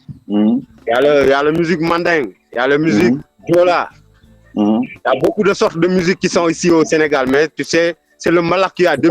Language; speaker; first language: French; non-native, local second language; Wolof